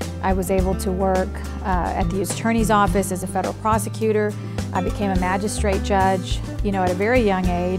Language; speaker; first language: English; early bilingual, other home language; Spanish